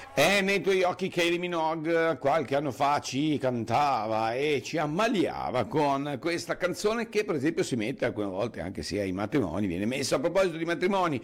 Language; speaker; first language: Italian; native; Italian